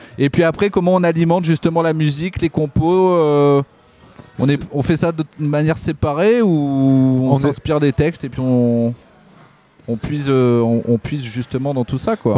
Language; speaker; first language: French; native; French